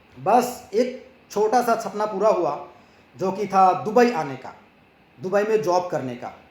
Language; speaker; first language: Hindi; non-native, local second language; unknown